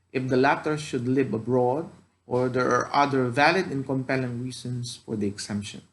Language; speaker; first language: English; non-native, local second language; Filipino